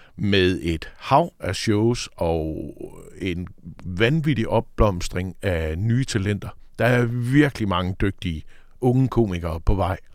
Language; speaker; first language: Danish; native; Danish